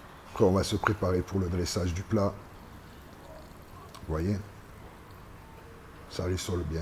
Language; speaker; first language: French; native; French